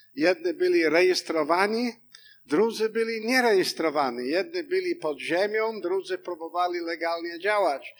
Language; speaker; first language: Polish; non-native, fluent; English